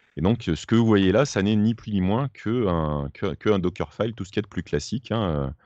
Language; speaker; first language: French; native; French